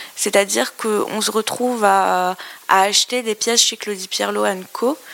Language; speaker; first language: French; non-native, local second language; Arabic